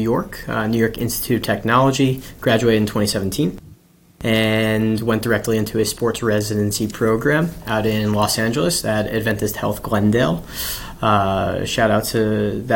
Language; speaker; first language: English; native; English